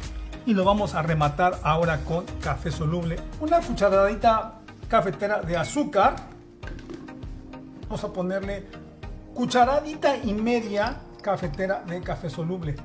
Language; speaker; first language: Spanish; native; Spanish